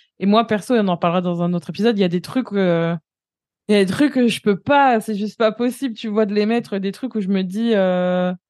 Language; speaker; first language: French; native; French